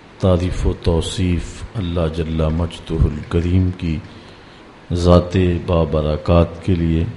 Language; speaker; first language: Urdu; native; Urdu